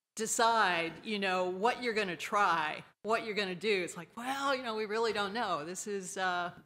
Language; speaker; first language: English; native; English